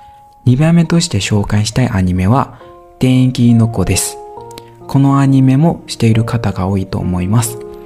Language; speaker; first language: Japanese; non-native, learner; Burmese